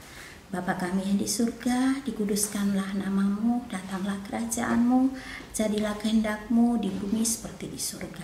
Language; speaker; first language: Indonesian; native; Indonesian